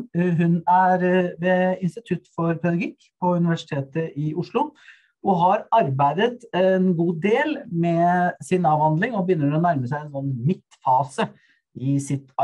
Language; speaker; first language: Norwegian; native; Norwegian